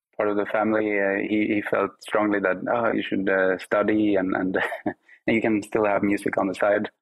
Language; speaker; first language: English; non-native, fluent; Swedish